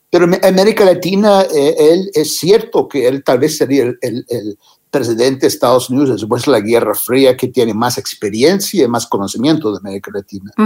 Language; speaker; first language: Spanish; non-native, fluent; English